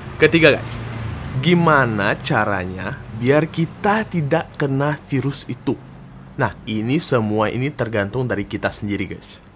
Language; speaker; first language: Indonesian; non-native, fluent; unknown